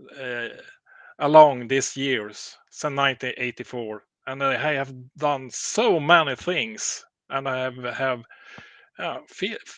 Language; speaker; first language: English; non-native, learner; Swedish